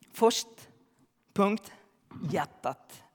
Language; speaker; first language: Swedish; non-native, learner; Arabic